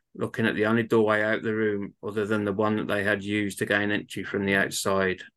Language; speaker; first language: English; native; English